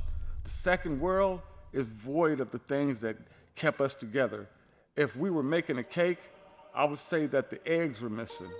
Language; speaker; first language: English; native; English